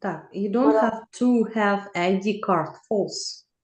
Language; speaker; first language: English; non-native, learner; Russian